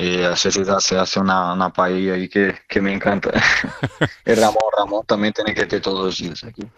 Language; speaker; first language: Spanish; non-native, learner; Portuguese